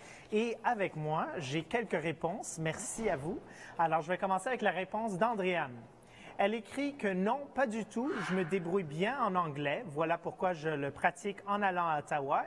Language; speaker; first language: French; native; French